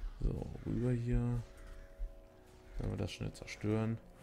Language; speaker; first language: German; native; German